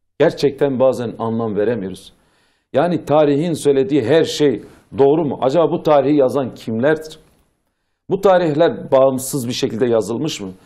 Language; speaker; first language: Turkish; non-native, local second language; Zaza